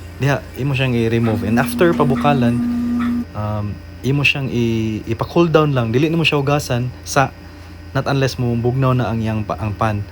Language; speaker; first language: Cebuano; native; Cebuano